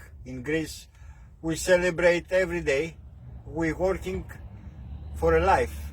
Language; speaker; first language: English; non-native, learner; Greek